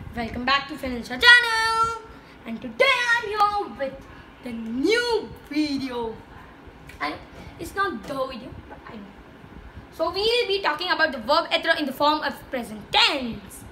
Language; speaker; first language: English; non-native, local second language; Gujarati